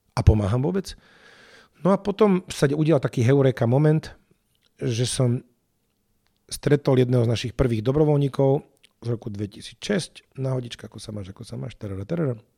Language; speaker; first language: Slovak; native; Slovak